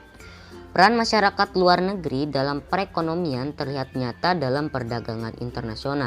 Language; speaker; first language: Indonesian; native; Indonesian